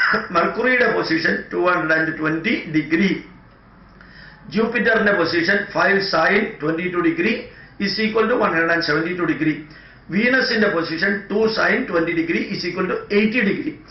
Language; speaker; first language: English; non-native, local second language; Malayalam